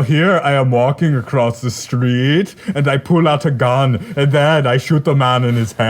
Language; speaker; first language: English; native; English